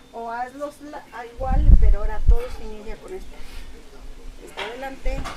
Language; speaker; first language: Spanish; native; Spanish